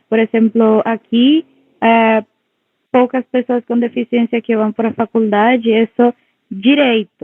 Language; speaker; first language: Portuguese; non-native, local second language; Spanish